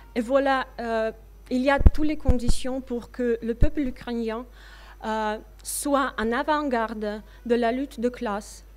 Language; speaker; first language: French; non-native, fluent; Russian